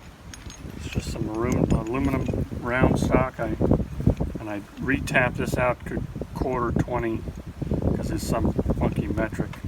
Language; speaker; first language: English; native; English